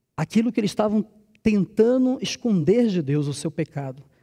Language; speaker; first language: Portuguese; native; Portuguese